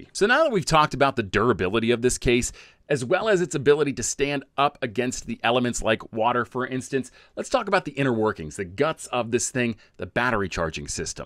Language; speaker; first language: English; native; English